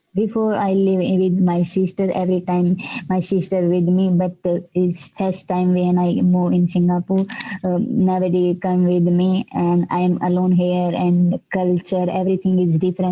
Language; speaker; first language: English; non-native, learner; Hindi